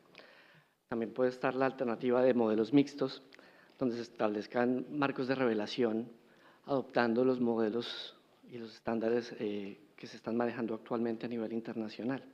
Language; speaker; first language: Spanish; native; Spanish